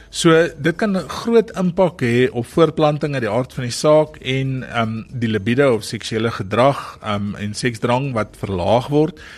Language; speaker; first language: Afrikaans; native; Afrikaans